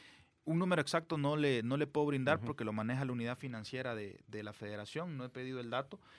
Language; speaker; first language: Spanish; native; Spanish